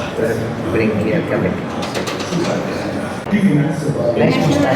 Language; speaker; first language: English; non-native, learner; Spanish